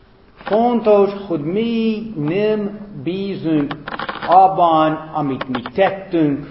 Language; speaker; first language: Hungarian; non-native, fluent; English